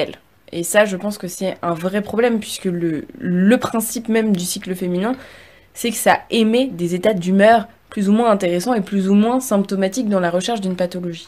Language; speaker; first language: French; native; French